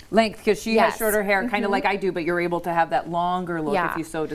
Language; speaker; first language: English; native; English